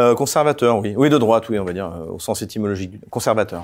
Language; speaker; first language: French; native; French